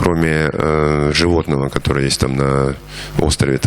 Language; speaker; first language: Russian; native; Russian